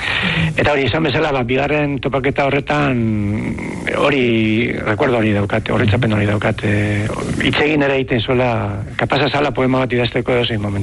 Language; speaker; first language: Basque; native; Basque